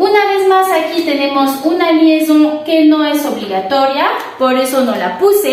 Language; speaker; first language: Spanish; non-native, fluent; French